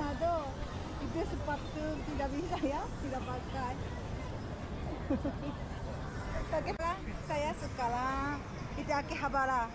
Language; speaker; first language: Indonesian; non-native, learner; Japanese